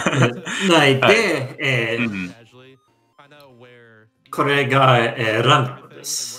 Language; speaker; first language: Japanese; non-native, learner; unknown